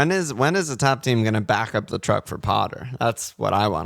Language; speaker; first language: English; native; English